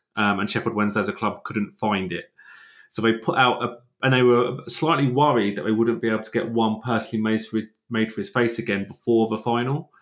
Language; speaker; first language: English; native; English